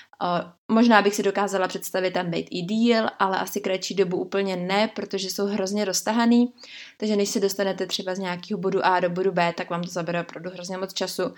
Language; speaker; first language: Czech; native; Czech